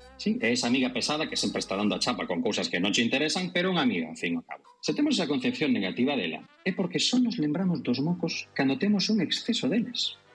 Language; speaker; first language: Galician; non-native, local second language; Spanish